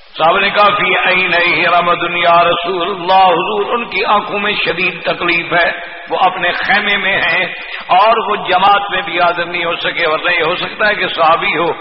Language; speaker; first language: Urdu; non-native, local second language; Punjabi